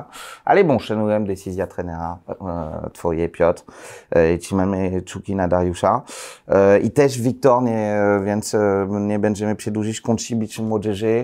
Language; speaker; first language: Polish; non-native, learner; French